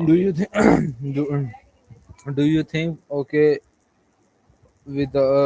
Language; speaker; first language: English; non-native, learner; Urdu